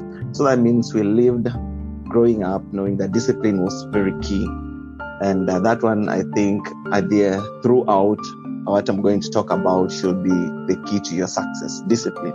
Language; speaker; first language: English; non-native, local second language; Luyia